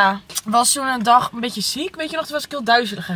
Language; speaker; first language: Dutch; native; Dutch